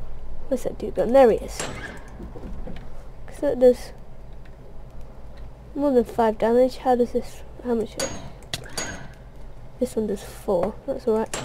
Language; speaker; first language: English; native; English